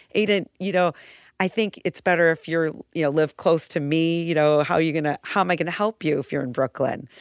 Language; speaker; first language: English; native; English